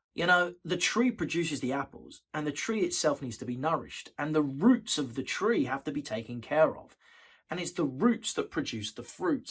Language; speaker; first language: English; native; English